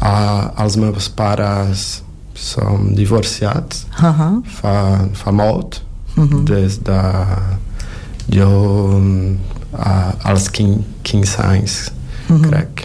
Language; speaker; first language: Catalan; non-native, fluent; Portuguese